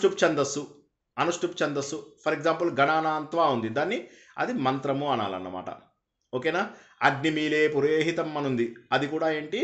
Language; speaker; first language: Telugu; native; Telugu